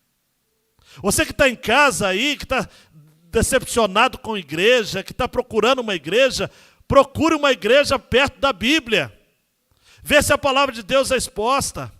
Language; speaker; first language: Portuguese; native; Portuguese